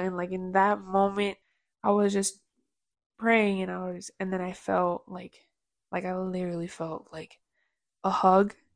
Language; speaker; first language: English; early bilingual, other home language; Spanish